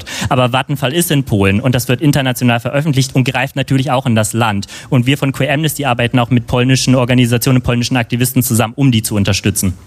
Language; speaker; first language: German; native; German